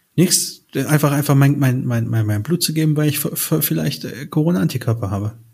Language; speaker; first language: German; early bilingual, other home language; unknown